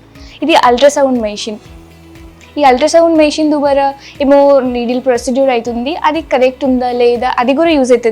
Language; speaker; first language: Telugu; non-native, local second language; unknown